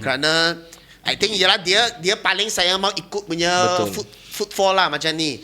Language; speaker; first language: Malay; non-native, local second language; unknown